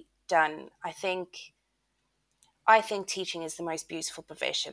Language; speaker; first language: English; native; English